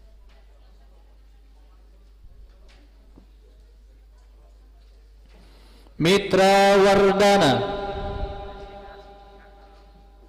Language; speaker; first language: Indonesian; native; Indonesian